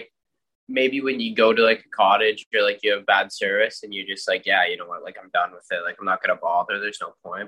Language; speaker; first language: English; native; English